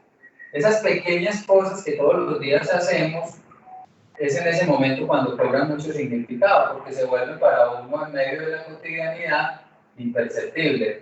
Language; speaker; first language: Spanish; native; Spanish